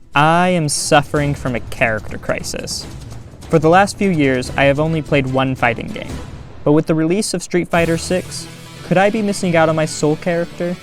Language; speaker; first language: English; native; English